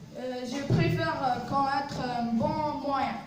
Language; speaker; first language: French; non-native, learner; Arabic